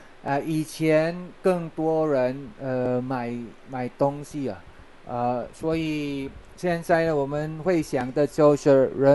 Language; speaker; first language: Chinese; non-native, fluent; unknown